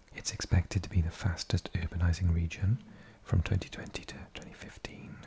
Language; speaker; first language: English; native; English